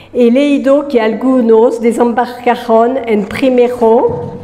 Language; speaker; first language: Spanish; non-native, fluent; French